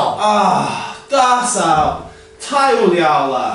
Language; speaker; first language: Chinese; non-native, learner; English